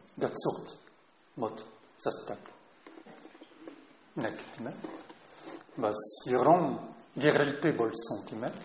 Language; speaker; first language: Mongolian; non-native, fluent; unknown